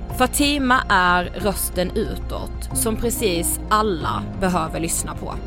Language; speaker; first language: Swedish; native; Swedish